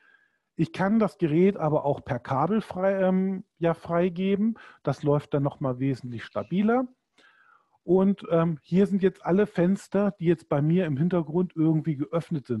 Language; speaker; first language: German; native; German